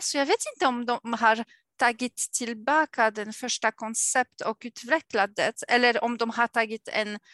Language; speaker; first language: Swedish; non-native, fluent; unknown